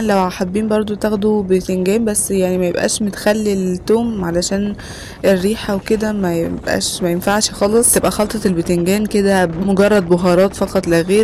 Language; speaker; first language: Arabic; native; Arabic